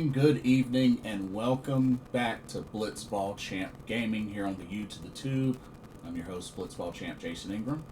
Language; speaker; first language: English; native; English